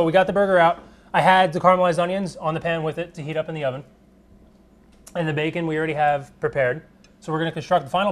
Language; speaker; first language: English; native; English